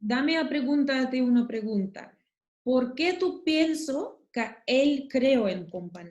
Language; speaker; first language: Spanish; non-native, learner; Russian